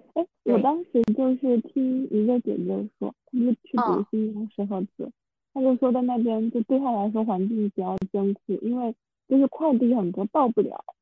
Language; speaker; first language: Chinese; non-native, local second language; Min Nan Chinese